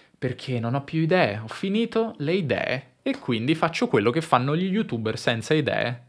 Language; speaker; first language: Italian; native; Italian